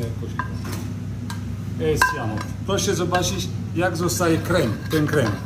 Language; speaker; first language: Polish; non-native, learner; Italian